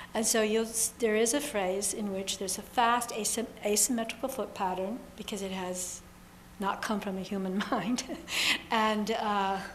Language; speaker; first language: English; native; English